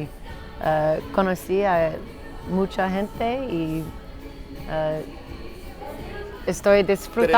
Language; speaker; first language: Spanish; non-native, learner; English